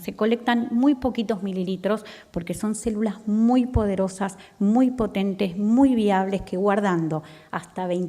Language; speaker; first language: Spanish; native; Spanish